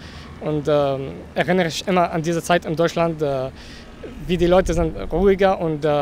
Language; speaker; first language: German; non-native, fluent; Arabic